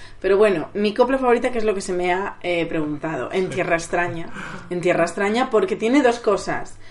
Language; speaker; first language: Spanish; native; Spanish